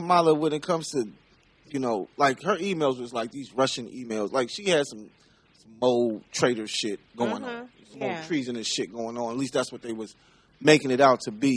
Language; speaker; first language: English; native; English